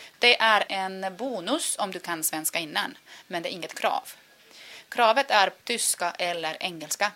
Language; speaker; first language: Swedish; non-native, fluent; Estonian